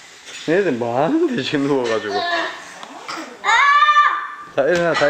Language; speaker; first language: Korean; native; Korean